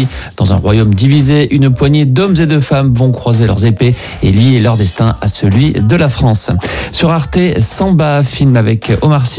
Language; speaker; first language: French; native; French